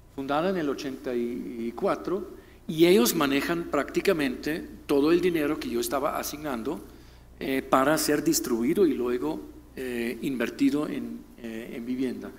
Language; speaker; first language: Spanish; non-native, fluent; German